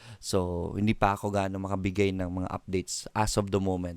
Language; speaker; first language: Filipino; native; Filipino